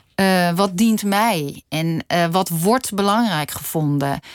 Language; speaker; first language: Dutch; native; Dutch